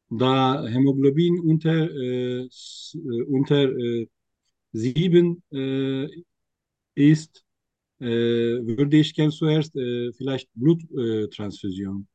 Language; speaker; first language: German; non-native, fluent; Turkish